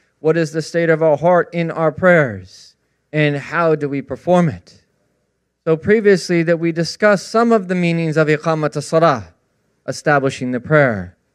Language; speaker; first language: English; native; English